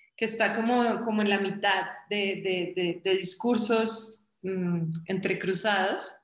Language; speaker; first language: Spanish; native; Spanish